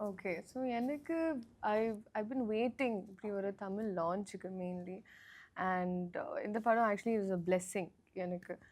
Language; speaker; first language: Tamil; non-native, learner; Telugu